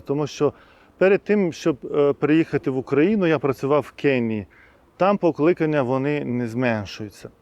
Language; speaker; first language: Ukrainian; non-native, fluent; Lithuanian